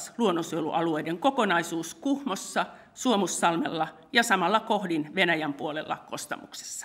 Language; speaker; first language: Finnish; native; Finnish